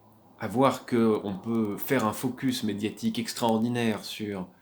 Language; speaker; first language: French; native; French